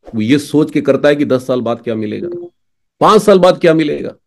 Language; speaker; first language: Hindi; native; Hindi